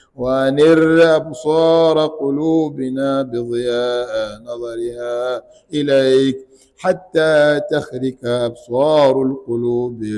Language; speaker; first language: Arabic; non-native, fluent; Ganda